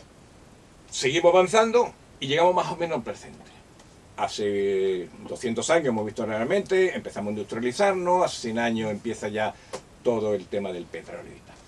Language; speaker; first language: Spanish; native; Spanish